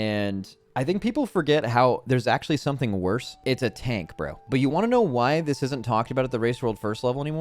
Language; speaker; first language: English; native; English